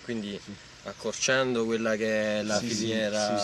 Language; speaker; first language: Italian; native; Italian